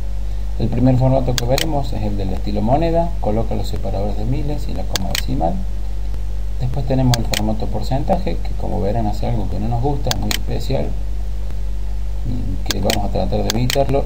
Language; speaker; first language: Spanish; native; Spanish